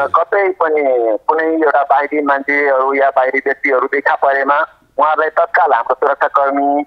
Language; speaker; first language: Nepali; non-native, local second language; Maithili